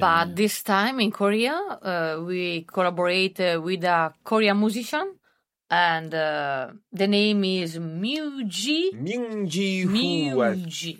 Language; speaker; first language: English; non-native, learner; Italian